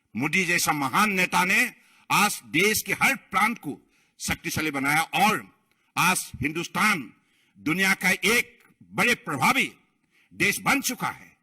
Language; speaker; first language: Hindi; non-native, local second language; Bangla